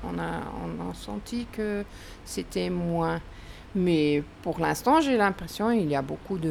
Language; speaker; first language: French; non-native, fluent; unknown